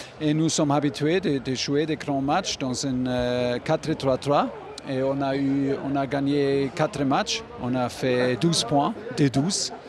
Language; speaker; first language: French; non-native, fluent; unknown